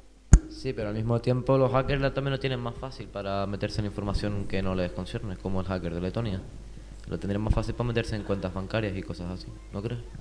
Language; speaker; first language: Spanish; native; Spanish